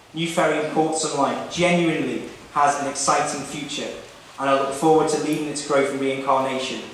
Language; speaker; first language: English; native; English